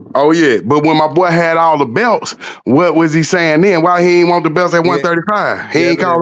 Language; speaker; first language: English; native; English